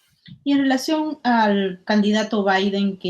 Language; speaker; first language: Spanish; native; Spanish